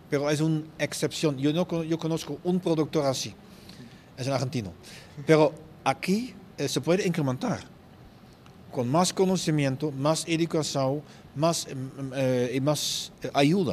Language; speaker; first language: Spanish; non-native, fluent; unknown